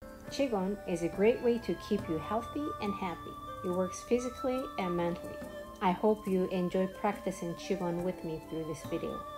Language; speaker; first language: English; non-native, fluent; Japanese